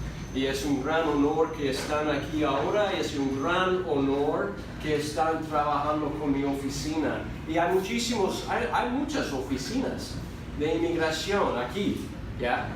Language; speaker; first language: Spanish; non-native, fluent; English